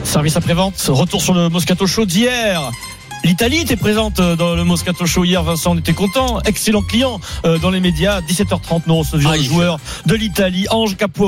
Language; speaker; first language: French; native; French